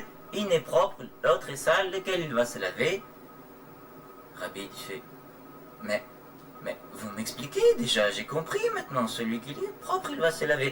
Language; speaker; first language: French; native; French